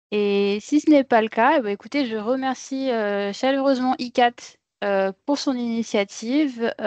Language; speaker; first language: French; native; French